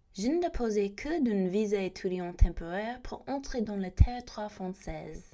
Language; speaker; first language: French; non-native, fluent; English